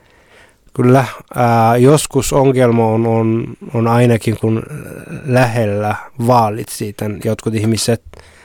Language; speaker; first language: Finnish; non-native, fluent; Somali